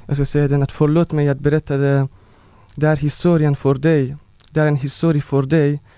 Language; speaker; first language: Swedish; non-native, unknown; Persian